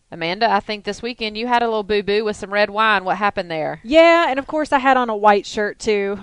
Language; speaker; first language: English; native; English